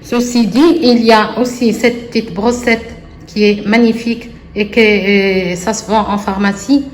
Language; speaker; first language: French; non-native, local second language; Arabic